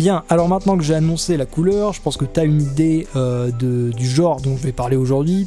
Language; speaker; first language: French; native; French